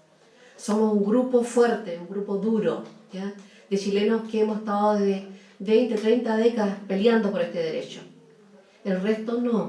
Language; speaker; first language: Spanish; native; Spanish